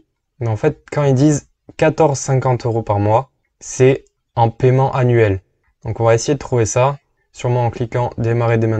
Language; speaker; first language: French; native; French